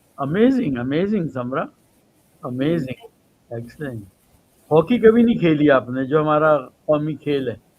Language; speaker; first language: Urdu; native; Urdu